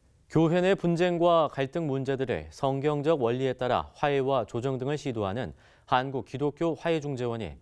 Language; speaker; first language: Korean; native; Korean